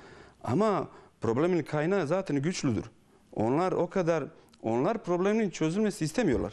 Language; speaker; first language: Turkish; non-native, fluent; Bosnian